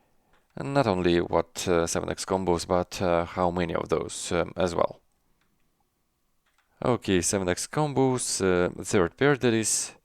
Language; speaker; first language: English; non-native, fluent; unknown